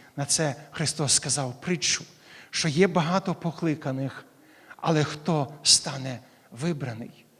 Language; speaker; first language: Ukrainian; native; Ukrainian